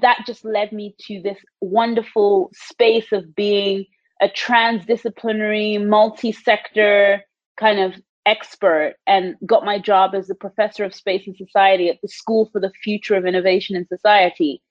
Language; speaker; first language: English; native; English